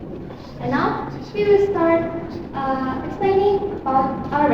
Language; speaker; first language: English; non-native, learner; Indonesian